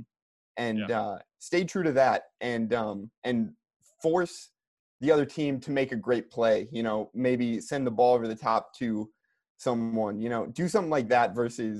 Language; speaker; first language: English; native; English